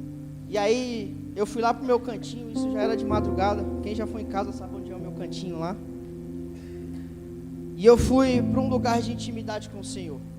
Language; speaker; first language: Portuguese; native; Portuguese